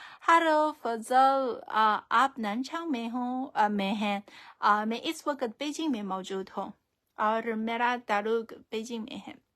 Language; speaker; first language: Hindi; non-native, fluent; Chinese